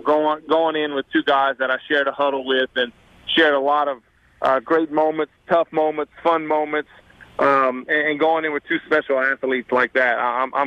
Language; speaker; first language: English; native; English